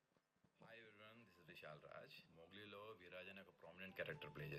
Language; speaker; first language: Telugu; native; Telugu